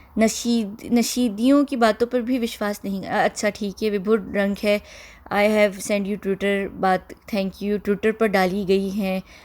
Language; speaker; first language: Urdu; early bilingual, heritage; Hindi